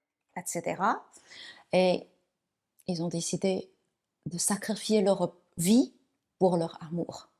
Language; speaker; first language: French; non-native, fluent; Chinese